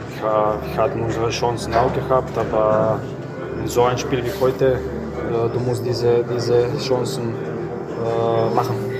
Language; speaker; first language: German; non-native, learner; Croatian